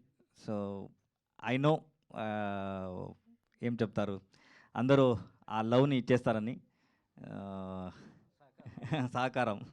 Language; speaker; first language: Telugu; non-native, learner; Kannada